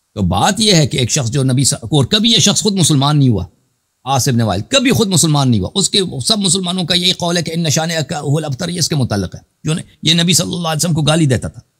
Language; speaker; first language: Urdu; non-native, fluent; Persian